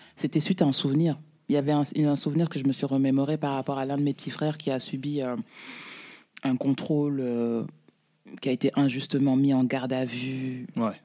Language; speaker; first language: French; native; French